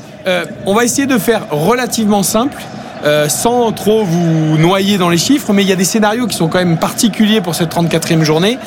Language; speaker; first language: French; native; French